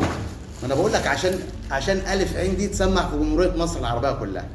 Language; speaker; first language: Arabic; native; Arabic